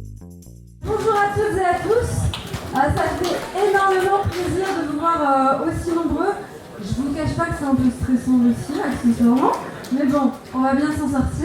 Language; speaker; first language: French; native; French